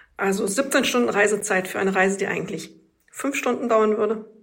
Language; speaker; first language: German; native; German